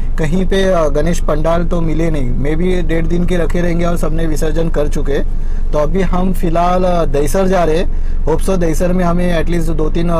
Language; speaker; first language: Hindi; non-native, local second language; Marathi